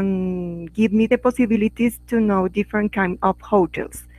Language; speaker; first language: English; non-native, learner; Spanish